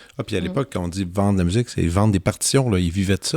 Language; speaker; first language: French; native; French